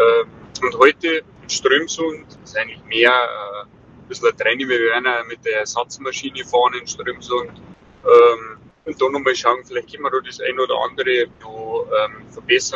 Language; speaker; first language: German; native; German